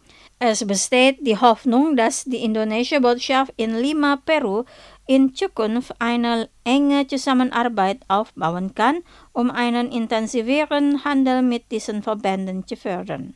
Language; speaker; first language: German; non-native, fluent; Indonesian